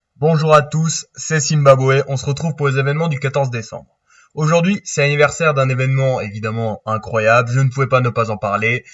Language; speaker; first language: French; native; French